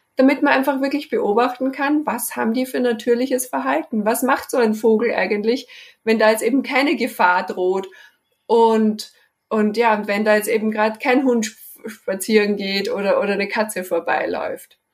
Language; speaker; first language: German; native; German